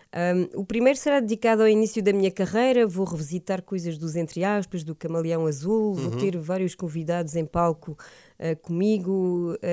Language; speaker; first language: Portuguese; early bilingual, other home language; French